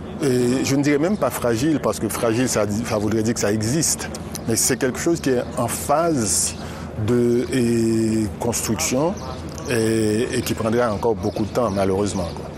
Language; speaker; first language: French; non-native, local second language; Haitian Creole